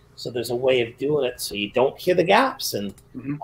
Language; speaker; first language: English; native; English